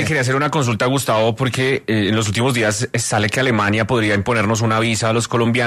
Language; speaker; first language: Spanish; native; Spanish